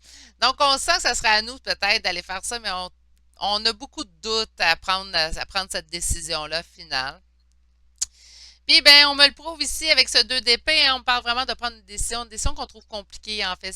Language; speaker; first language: French; native; French